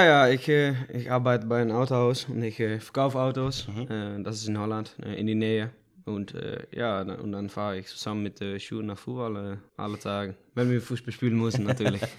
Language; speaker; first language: German; non-native, learner; Dutch